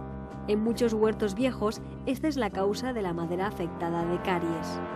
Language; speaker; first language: Spanish; native; Spanish